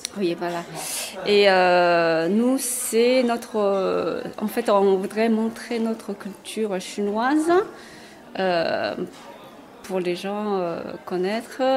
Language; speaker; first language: French; non-native, learner; Chinese